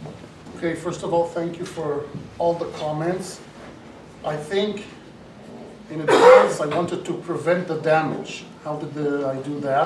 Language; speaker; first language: English; non-native, fluent; Hebrew